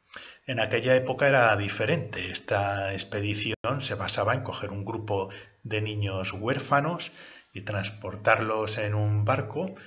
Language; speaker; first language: Spanish; native; Spanish